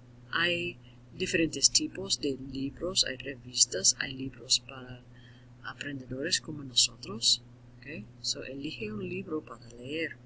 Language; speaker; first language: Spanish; non-native, learner; English